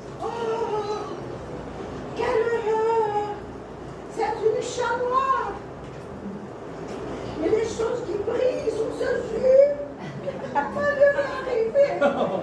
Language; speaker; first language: French; non-native, learner; Portuguese